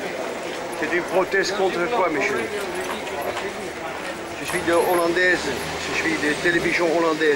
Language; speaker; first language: French; non-native, learner; Dutch